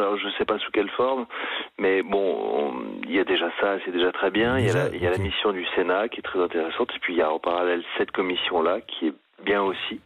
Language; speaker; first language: French; native; French